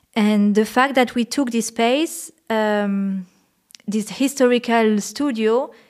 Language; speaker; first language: English; non-native, fluent; French